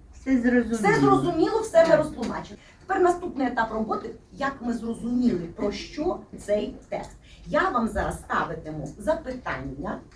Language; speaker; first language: Ukrainian; native; Ukrainian